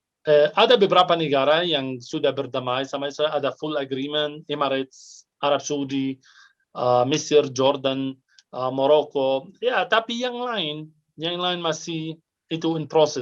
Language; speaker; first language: Indonesian; non-native, fluent; Arabic